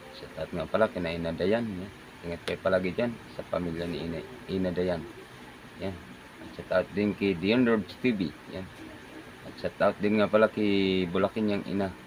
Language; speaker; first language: Filipino; non-native, local second language; Bikol